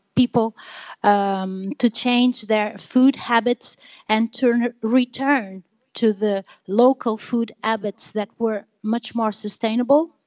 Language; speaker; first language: English; non-native, fluent; Portuguese